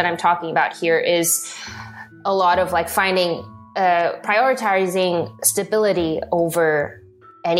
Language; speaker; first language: English; non-native, local second language; Cantonese